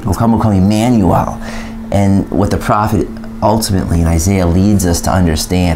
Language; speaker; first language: English; native; English